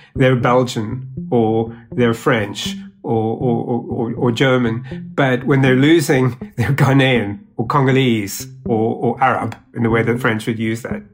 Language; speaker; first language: English; native; English